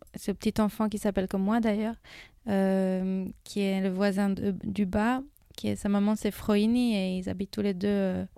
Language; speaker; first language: French; non-native, fluent; Hebrew